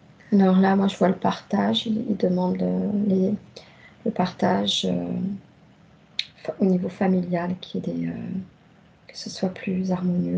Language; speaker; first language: French; native; French